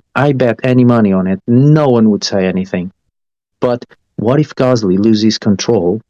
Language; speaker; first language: English; non-native, fluent; Portuguese